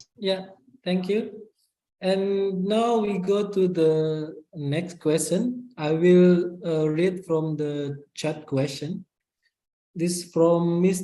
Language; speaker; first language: English; non-native, fluent; Indonesian